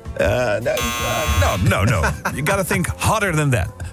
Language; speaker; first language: English; non-native, fluent; Dutch